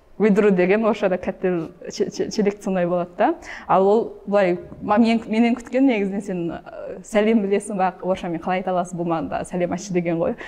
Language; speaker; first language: Kazakh; early bilingual, heritage; Kazakh